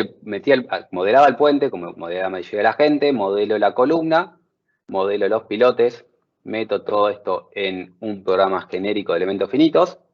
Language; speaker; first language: Spanish; native; Spanish